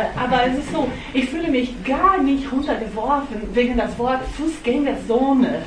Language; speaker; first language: German; non-native, fluent; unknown